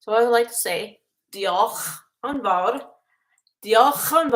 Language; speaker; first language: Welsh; non-native, learner; English